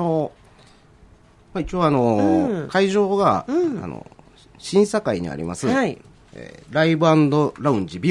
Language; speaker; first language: Japanese; native; Japanese